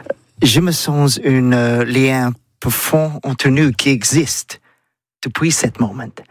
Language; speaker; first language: French; non-native, learner; English